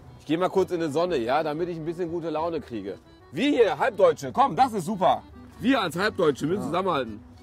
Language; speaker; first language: German; native; German